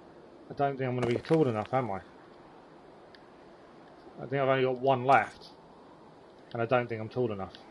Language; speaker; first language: English; native; English